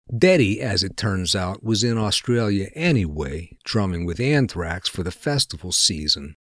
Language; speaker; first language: English; native; English